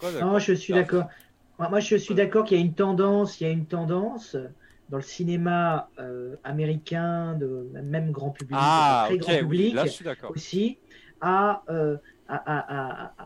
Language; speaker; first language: French; native; French